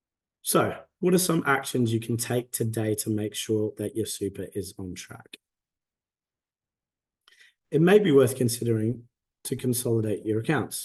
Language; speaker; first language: English; native; English